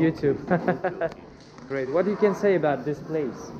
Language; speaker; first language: English; non-native, learner; Uzbek